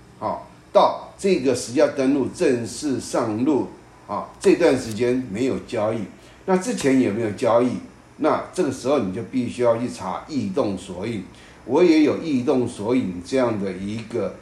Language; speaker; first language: Chinese; native; Chinese